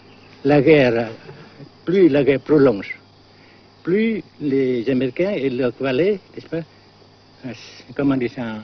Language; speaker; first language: French; non-native, fluent; Vietnamese